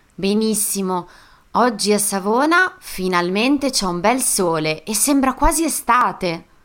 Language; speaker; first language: Italian; native; Italian